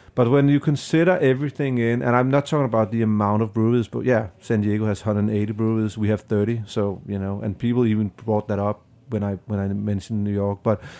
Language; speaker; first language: English; non-native, fluent; Danish